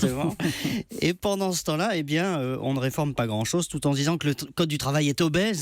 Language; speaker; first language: French; native; French